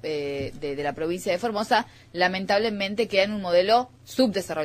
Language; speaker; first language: Spanish; native; Spanish